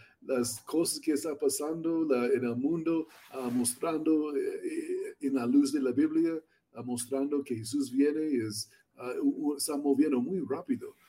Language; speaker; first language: Spanish; non-native, learner; English